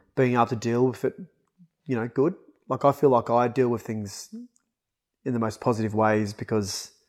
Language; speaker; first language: English; native; English